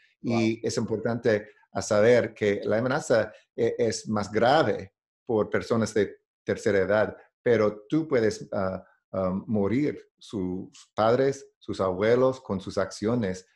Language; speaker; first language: Spanish; non-native, learner; English